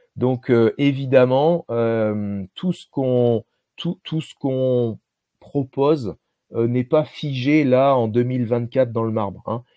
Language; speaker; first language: French; native; French